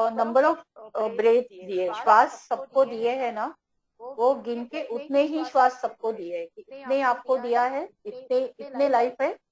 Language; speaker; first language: Hindi; native; Hindi